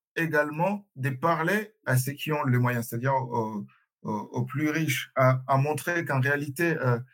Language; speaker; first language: French; non-native, local second language; Swahili